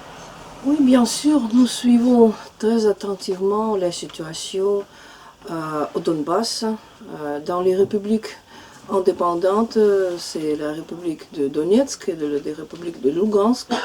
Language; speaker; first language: French; non-native, fluent; Russian